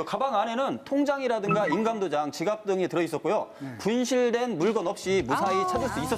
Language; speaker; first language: Korean; native; Korean